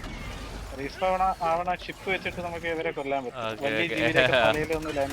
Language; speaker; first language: Malayalam; native; Malayalam